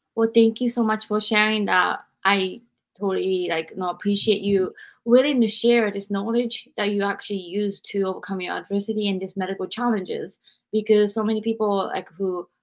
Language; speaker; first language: English; non-native, fluent; Japanese